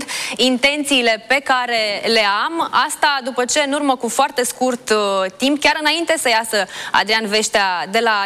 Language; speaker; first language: Romanian; native; Romanian